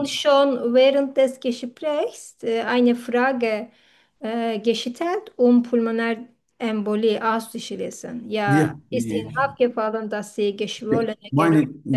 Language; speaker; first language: German; non-native, learner; Turkish